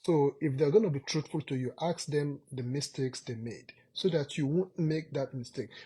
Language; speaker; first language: English; non-native, local second language; Yoruba